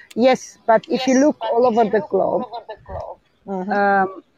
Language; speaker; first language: English; non-native, learner; Romanian